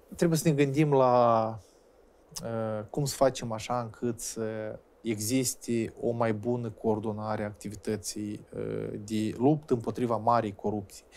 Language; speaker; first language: Romanian; native; Romanian